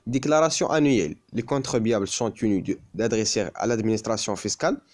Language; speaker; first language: French; non-native, local second language; Arabic